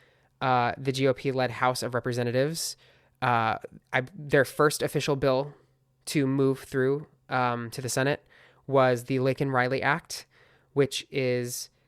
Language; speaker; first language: English; native; English